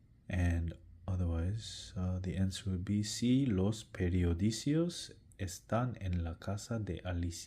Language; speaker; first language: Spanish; non-native, learner; English